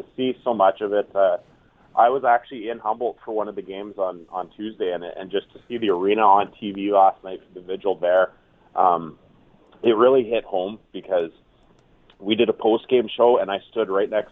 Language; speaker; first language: English; native; English